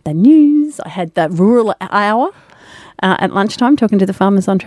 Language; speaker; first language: English; native; English